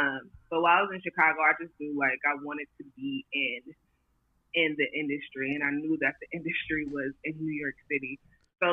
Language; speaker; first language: English; native; English